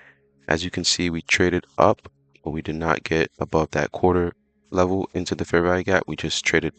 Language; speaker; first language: English; native; English